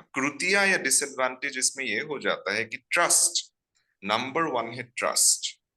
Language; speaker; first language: Hindi; non-native, local second language; Assamese